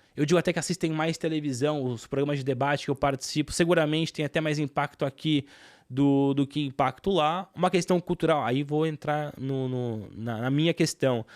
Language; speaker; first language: Portuguese; native; Portuguese